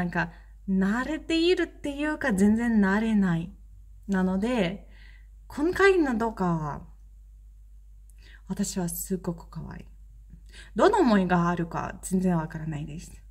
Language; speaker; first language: Japanese; non-native, fluent; Ukrainian